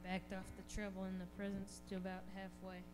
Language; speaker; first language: English; native; English